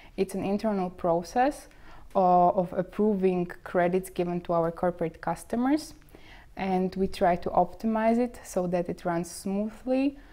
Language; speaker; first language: English; non-native, fluent; Slovak